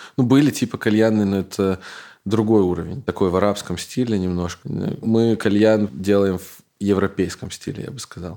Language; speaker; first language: Russian; native; Russian